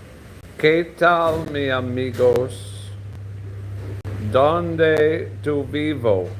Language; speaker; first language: Spanish; non-native, learner; English